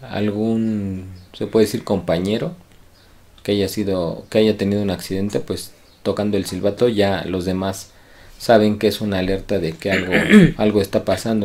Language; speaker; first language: Spanish; native; Spanish